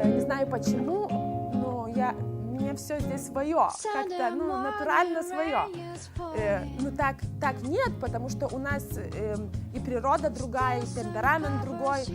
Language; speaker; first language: Russian; non-native, fluent; Lithuanian